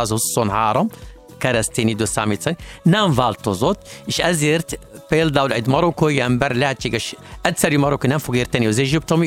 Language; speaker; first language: Hungarian; non-native, learner; Arabic